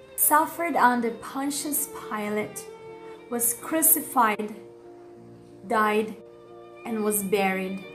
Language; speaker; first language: English; non-native, fluent; Portuguese